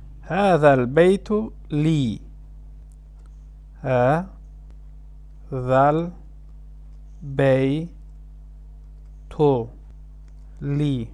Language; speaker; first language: Arabic; non-native, fluent; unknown